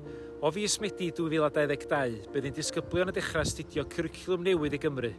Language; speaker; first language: Welsh; native; Welsh